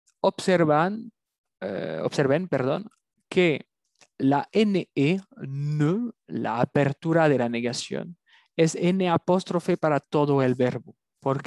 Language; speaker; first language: Spanish; non-native, fluent; French